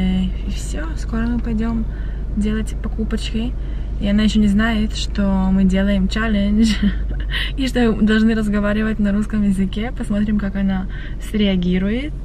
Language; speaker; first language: Russian; early bilingual, other home language; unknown